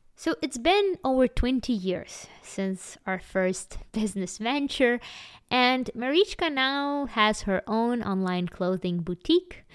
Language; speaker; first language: English; non-native, fluent; Ukrainian